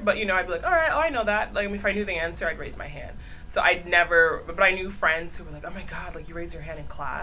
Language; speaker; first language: English; native; English